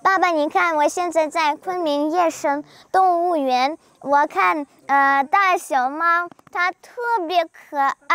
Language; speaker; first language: Chinese; non-native, learner; Russian